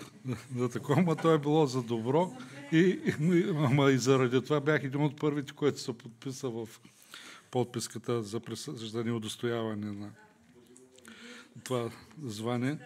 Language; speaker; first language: Bulgarian; native; Bulgarian